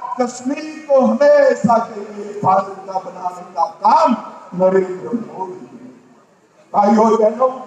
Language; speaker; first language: Hindi; non-native, local second language; Gujarati